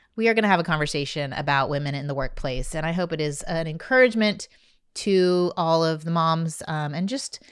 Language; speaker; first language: English; native; English